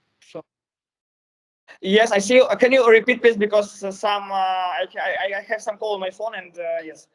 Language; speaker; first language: English; non-native, learner; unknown